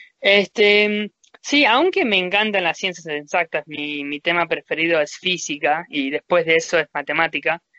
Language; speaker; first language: Spanish; early bilingual, heritage; Spanish